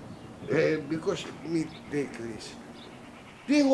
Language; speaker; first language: English; non-native, learner; Greek